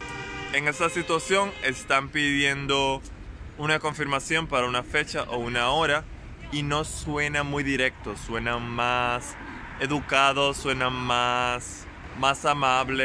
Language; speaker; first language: Spanish; non-native, fluent; German